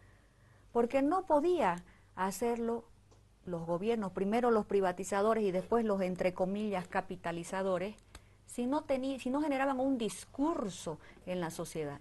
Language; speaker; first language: Spanish; native; Spanish